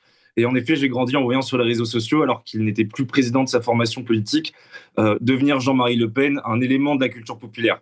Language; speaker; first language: French; native; French